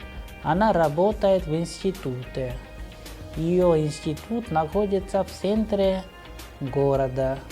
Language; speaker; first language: Russian; non-native, fluent; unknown